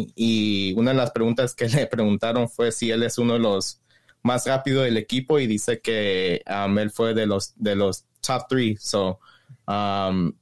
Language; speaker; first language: Spanish; early bilingual, heritage; Spanish